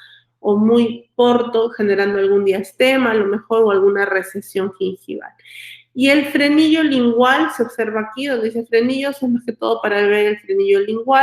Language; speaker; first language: Spanish; native; Spanish